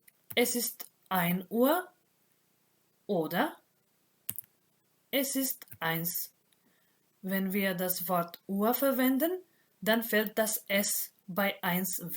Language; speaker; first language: German; non-native, fluent; Macedonian